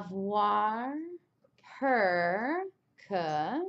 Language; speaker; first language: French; non-native, fluent; English